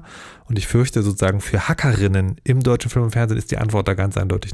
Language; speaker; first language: German; native; German